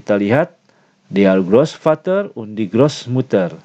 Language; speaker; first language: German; non-native, learner; Indonesian